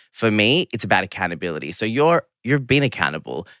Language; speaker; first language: English; non-native, local second language; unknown